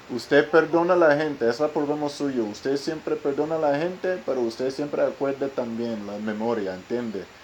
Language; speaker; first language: Spanish; non-native, learner; English